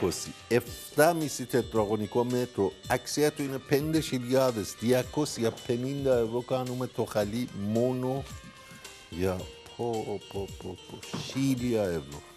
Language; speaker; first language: Greek; non-native, learner; Persian